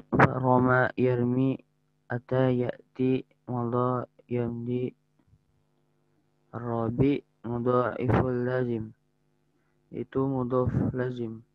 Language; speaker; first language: Arabic; non-native, learner; Indonesian